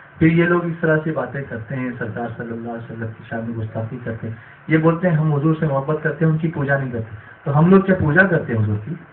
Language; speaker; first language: Urdu; native; Urdu